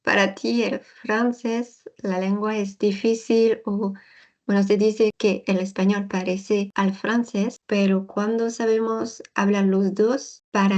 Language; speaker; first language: Spanish; non-native, learner; French